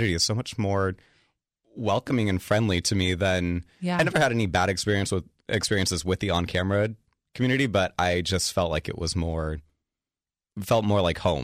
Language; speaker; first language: English; native; English